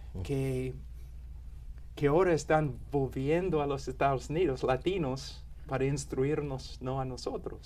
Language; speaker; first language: Spanish; non-native, fluent; English